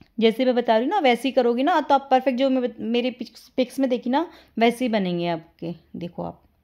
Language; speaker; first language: Hindi; native; Hindi